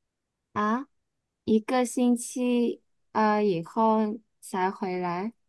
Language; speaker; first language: Chinese; non-native, learner; Vietnamese